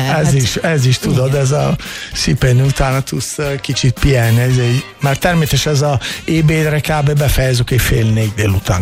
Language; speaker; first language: Hungarian; non-native, learner; Italian